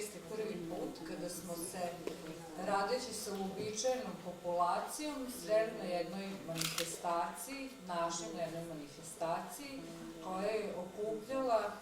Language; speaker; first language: Bosnian; native; Bosnian